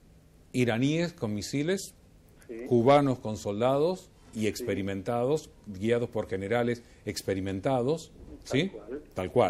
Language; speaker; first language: Spanish; native; Spanish